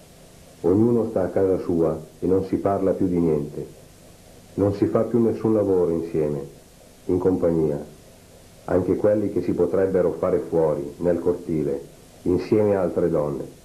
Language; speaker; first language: Italian; native; Italian